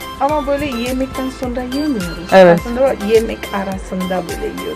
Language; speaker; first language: Turkish; non-native, learner; Indonesian